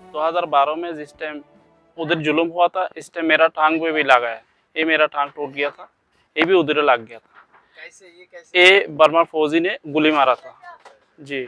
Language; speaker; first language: Hindi; non-native, learner; Rohingya